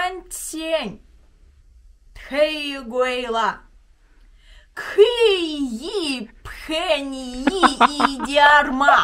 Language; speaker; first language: Chinese; non-native, learner; Russian